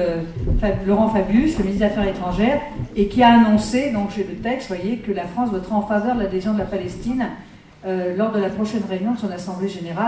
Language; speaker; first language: French; native; French